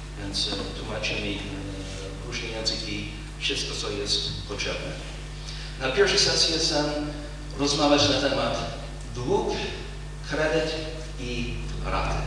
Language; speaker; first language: Polish; non-native, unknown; English